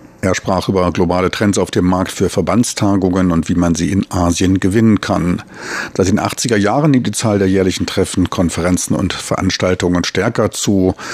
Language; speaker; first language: German; native; German